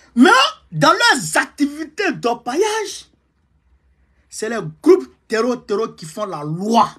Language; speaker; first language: French; non-native, local second language; Dyula